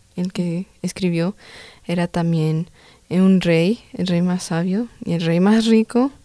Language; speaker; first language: Spanish; early bilingual, heritage; Spanish